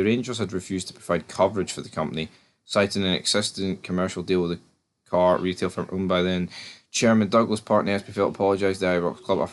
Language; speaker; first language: English; native; English